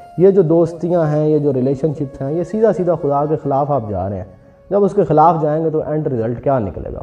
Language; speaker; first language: Urdu; non-native, local second language; Punjabi